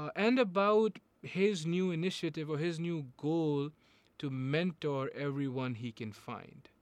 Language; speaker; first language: English; non-native, local second language; Hindi